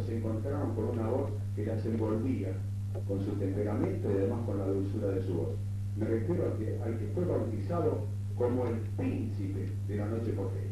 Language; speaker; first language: Spanish; native; Spanish